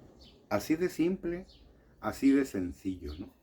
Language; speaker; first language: Spanish; native; Spanish